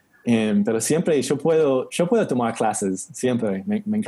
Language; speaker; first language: Spanish; non-native, learner; English